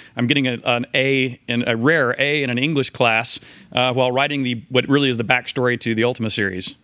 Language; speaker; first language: English; native; English